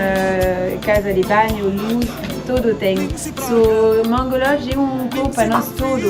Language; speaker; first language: Portuguese; non-native, local second language; Upper Guinea Crioulo